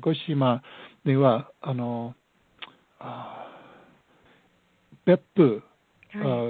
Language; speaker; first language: Japanese; non-native, learner; English